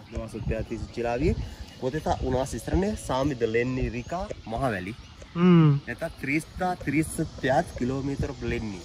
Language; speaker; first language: Russian; non-native, learner; Sinhala